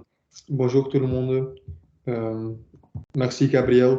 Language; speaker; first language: French; non-native, learner; Dutch